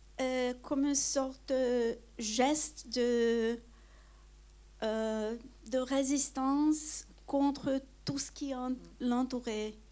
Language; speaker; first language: French; non-native, fluent; Hungarian